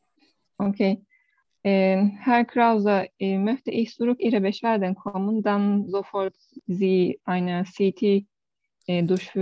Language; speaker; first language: German; non-native, learner; Turkish